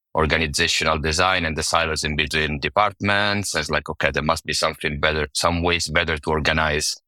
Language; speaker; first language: English; non-native, fluent; Italian